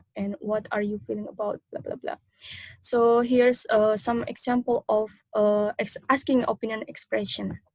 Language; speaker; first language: English; non-native, learner; Indonesian